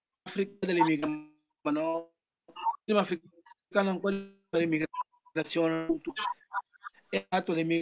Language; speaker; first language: Italian; non-native, learner; Portuguese